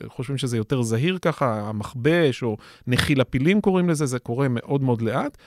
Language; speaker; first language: Hebrew; native; Hebrew